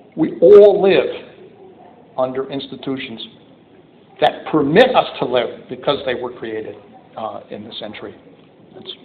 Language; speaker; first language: English; native; English